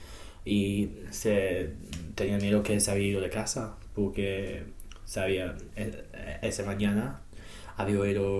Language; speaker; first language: Spanish; non-native, learner; English